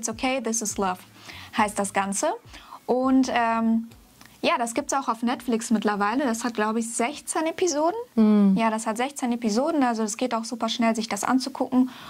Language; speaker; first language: German; native; German